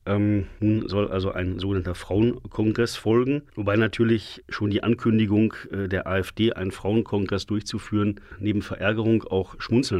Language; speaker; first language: German; native; German